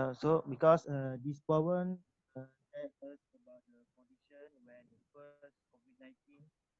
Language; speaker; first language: English; non-native, local second language; Malay